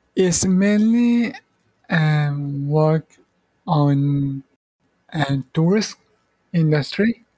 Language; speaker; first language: English; non-native, fluent; Morisyen